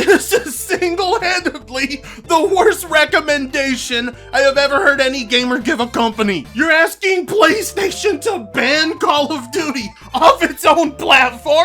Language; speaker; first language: English; native; English